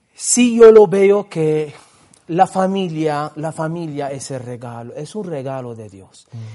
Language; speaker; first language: Spanish; non-native, fluent; Maltese